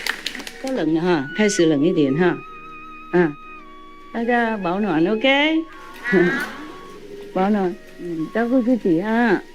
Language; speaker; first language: Chinese; non-native, fluent; Vietnamese